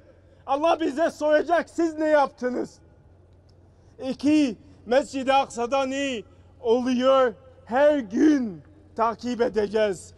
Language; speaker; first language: Turkish; non-native, fluent; Arabic